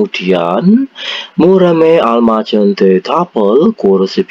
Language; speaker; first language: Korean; non-native, fluent; Indonesian